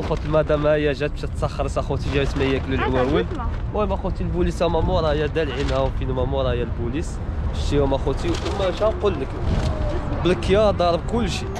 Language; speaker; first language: Arabic; native; Arabic